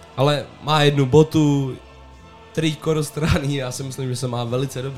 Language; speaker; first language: Czech; native; Czech